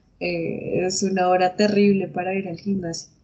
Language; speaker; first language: Spanish; native; Spanish